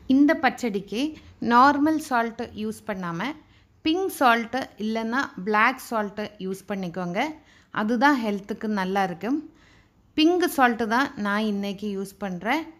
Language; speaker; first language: Tamil; non-native, local second language; Malayalam